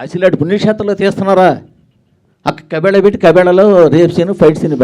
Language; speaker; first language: Telugu; native; Telugu